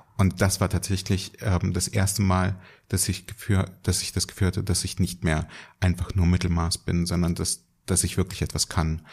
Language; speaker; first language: German; early bilingual, other home language; Russian